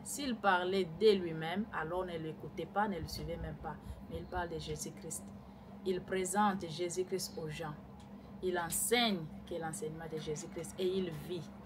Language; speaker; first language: French; non-native, local second language; Lingala